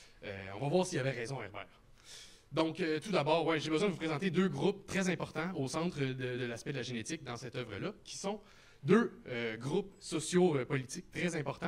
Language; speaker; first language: French; native; French